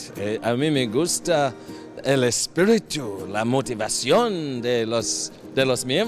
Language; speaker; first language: Spanish; non-native, fluent; English